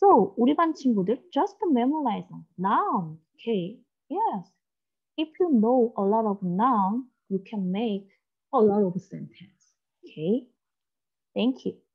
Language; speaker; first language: English; non-native, learner; Korean